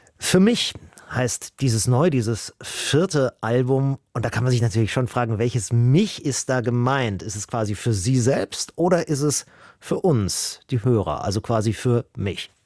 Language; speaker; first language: German; native; German